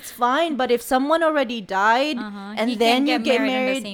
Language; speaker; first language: English; non-native, local second language; Cebuano